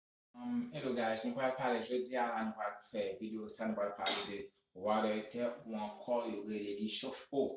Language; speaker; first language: French; non-native, local second language; Haitian Creole